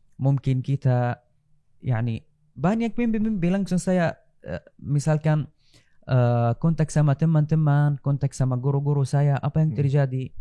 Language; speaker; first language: Indonesian; non-native, fluent; Arabic